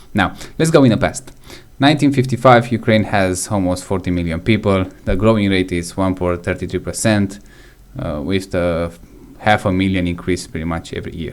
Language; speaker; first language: English; non-native, fluent; Romanian